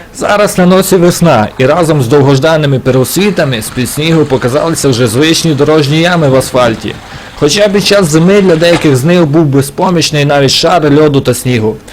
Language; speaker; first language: Ukrainian; native; Ukrainian